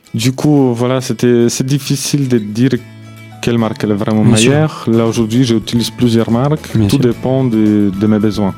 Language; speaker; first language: French; non-native, fluent; Polish